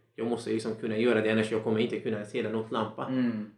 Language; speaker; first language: Swedish; non-native, fluent; Central Kurdish